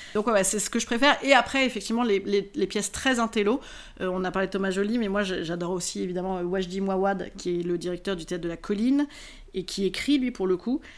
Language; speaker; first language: French; native; French